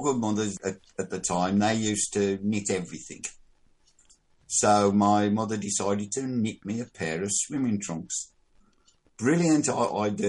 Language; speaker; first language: English; native; English